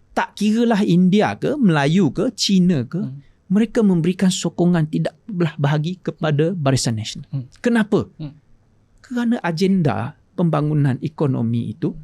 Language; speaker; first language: Malay; non-native, local second language; Chinese